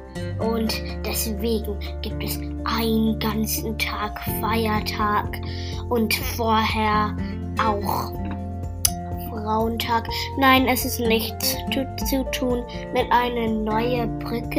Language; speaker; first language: German; non-native, learner; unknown